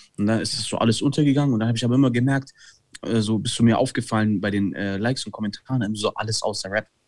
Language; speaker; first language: German; early bilingual, other home language; Italian